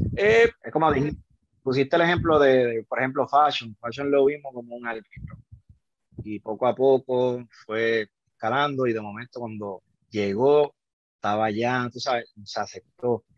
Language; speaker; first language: Spanish; native; Spanish